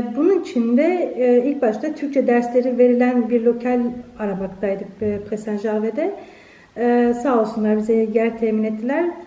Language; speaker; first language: Turkish; early bilingual, heritage; Turkish